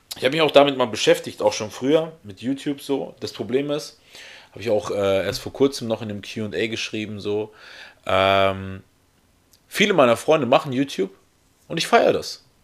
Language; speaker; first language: German; early bilingual, other home language; Russian